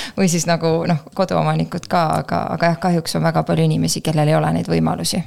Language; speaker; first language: Estonian; native; Estonian